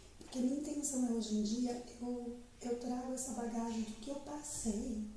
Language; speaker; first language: Portuguese; native; Portuguese